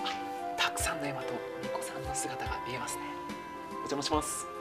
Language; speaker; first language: Japanese; native; Japanese